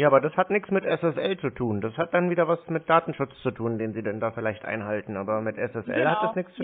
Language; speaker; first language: German; native; German